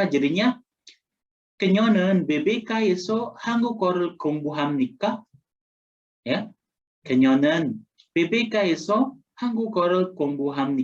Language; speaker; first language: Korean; non-native, fluent; Indonesian